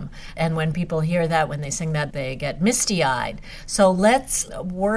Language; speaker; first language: English; non-native, fluent; Hungarian